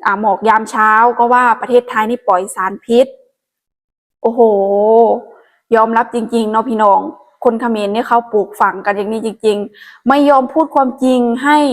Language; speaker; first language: Thai; non-native, local second language; Northeastern Thai